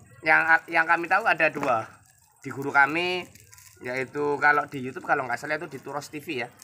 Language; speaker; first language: Indonesian; native; Indonesian